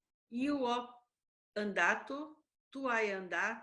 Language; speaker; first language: Italian; non-native, learner; Portuguese